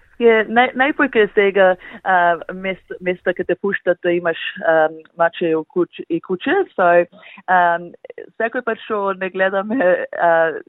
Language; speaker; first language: Macedonian; early bilingual, heritage; Macedonian